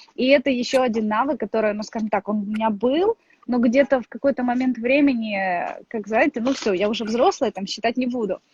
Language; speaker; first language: Russian; native; Russian